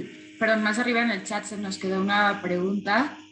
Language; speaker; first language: Spanish; native; Spanish